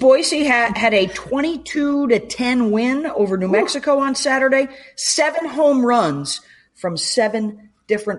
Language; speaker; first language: English; native; English